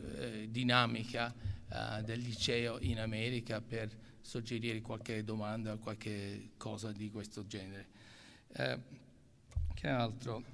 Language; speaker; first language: Italian; non-native, local second language; English